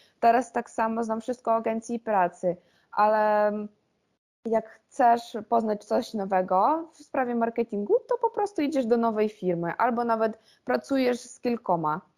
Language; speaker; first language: Polish; non-native, fluent; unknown